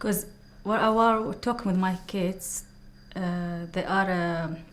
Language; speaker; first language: English; non-native, learner; Arabic